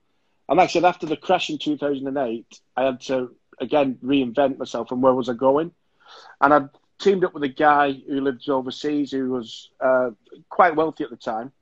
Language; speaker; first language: English; native; English